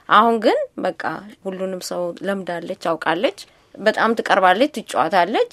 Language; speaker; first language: Amharic; native; Amharic